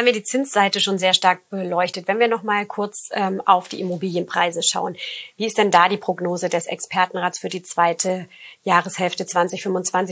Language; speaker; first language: German; native; German